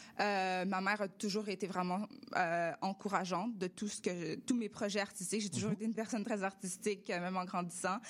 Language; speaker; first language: French; early bilingual, other home language; Russian